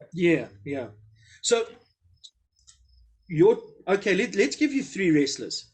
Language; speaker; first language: English; native; English